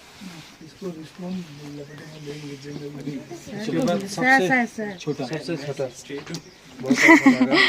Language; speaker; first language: Hindi; non-native, local second language; Nepali